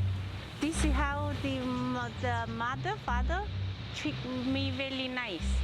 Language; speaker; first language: English; non-native, learner; Cantonese